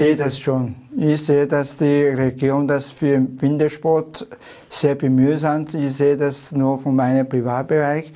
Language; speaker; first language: German; non-native, learner; Chinese